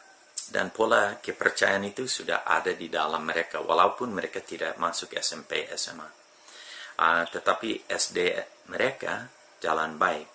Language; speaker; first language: Indonesian; non-native, fluent; English